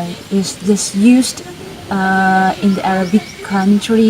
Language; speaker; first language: English; non-native, fluent; Indonesian